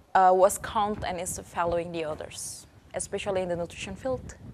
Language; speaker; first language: English; non-native, fluent; Indonesian